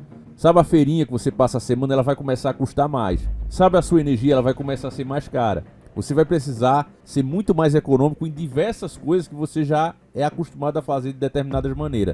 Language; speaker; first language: Portuguese; native; Portuguese